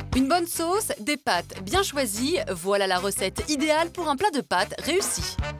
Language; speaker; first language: French; native; French